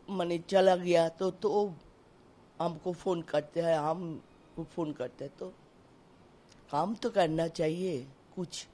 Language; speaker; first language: Hindi; non-native, local second language; Bangla